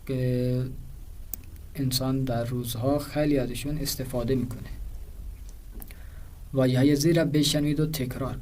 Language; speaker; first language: Persian; non-native, fluent; Urdu